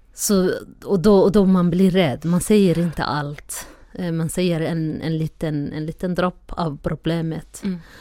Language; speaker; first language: Swedish; non-native, fluent; Somali